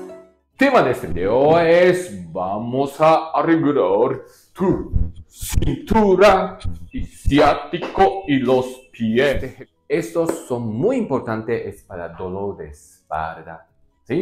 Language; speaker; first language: Spanish; non-native, learner; Japanese